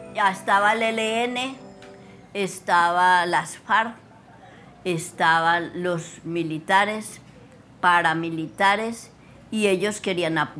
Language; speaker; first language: Spanish; native; Spanish